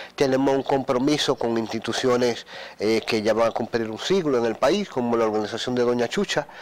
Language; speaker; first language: Spanish; early bilingual, heritage; Spanish